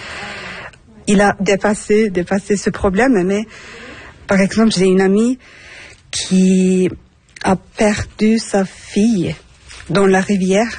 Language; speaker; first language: French; non-native, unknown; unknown